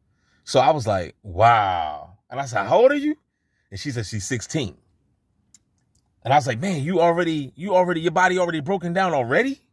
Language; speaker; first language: English; native; English